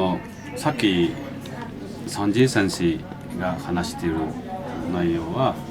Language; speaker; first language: Japanese; non-native, fluent; Tibetan